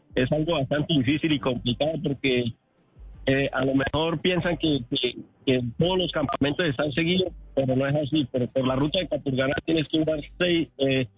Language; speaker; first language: Spanish; native; Spanish